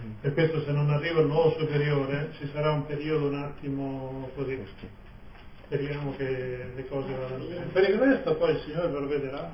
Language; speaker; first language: Italian; native; Italian